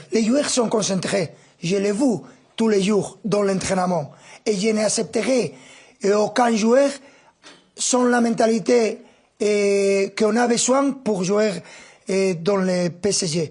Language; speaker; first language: French; non-native, fluent; Spanish